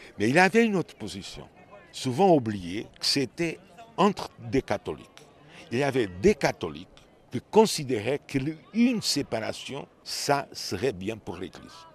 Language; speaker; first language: French; non-native, fluent; Portuguese